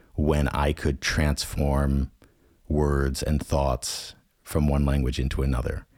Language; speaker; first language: English; native; English